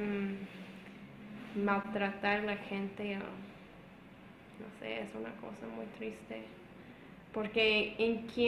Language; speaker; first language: Spanish; non-native, fluent; English